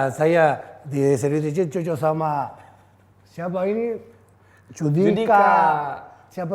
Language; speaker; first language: Indonesian; non-native, fluent; Spanish